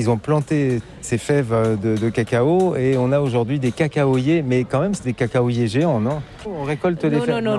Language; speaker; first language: French; native; French